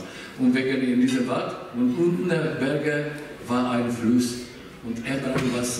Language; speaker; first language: German; non-native, learner; Czech